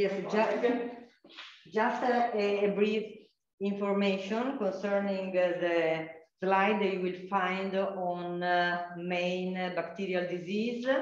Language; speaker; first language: English; non-native, fluent; Italian